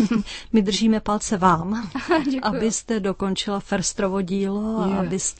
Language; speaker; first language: Czech; native; Czech